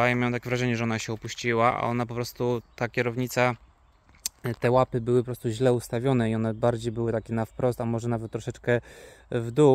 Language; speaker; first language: Polish; native; Polish